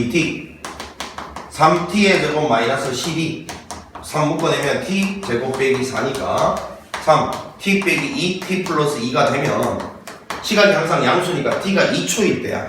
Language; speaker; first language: Korean; native; Korean